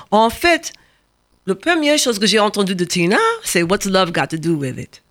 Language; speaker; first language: French; non-native, fluent; English